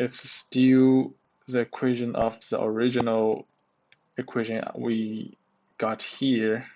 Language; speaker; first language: English; non-native, learner; Chinese